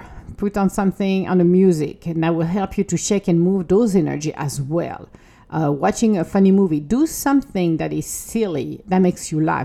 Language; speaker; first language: English; non-native, fluent; French